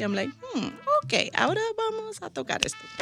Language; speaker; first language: Spanish; early bilingual, heritage; Spanish